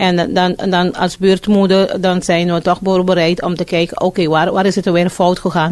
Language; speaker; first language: Dutch; non-native, fluent; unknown